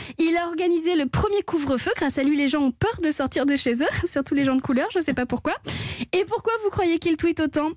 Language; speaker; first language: French; native; French